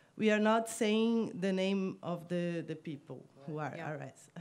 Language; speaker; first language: English; non-native, fluent; Portuguese